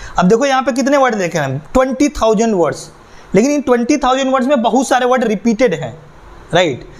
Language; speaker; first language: Hindi; native; Hindi